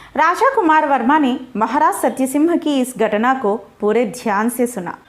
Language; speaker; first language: Hindi; non-native, local second language; Telugu